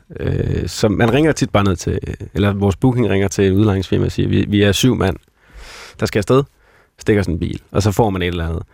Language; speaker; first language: Danish; native; Danish